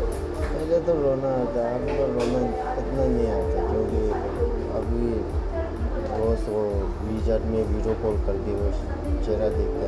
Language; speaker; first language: Hindi; non-native, learner; Tibetan